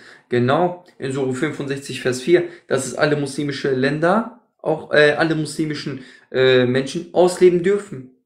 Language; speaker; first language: German; native; German